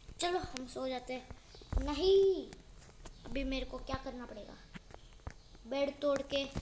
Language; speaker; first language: Hindi; non-native, local second language; Marathi